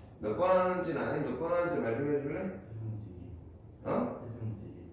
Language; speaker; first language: Korean; native; Korean